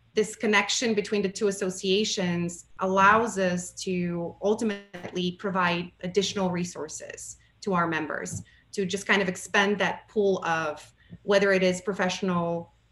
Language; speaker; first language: English; non-native, fluent; Bulgarian